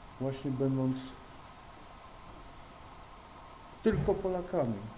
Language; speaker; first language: Polish; native; Polish